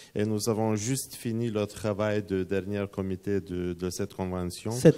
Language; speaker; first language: French; non-native, fluent; Lithuanian